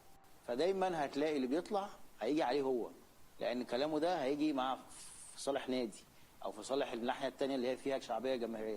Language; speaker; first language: Arabic; native; Arabic